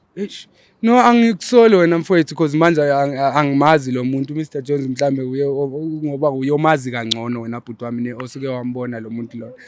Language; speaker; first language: Zulu; non-native, local second language; Xhosa